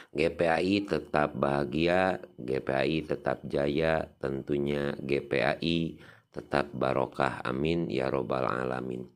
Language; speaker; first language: Indonesian; non-native, local second language; Sundanese